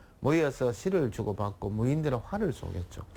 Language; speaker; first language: Korean; native; Korean